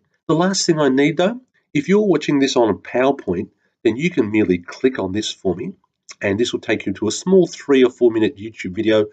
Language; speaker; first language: English; native; English